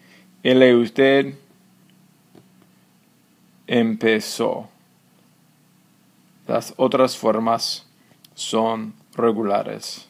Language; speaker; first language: Spanish; non-native, fluent; English